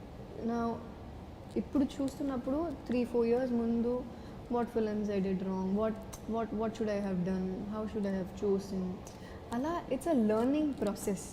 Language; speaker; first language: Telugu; non-native, fluent; Malayalam